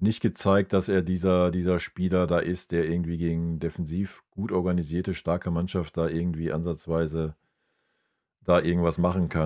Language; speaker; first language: German; native; German